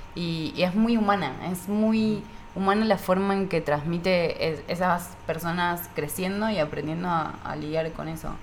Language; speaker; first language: Spanish; native; Spanish